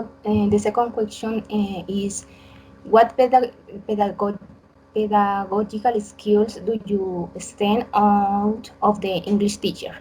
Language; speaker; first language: English; non-native, learner; Spanish